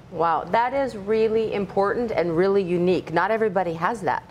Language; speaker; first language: English; native; English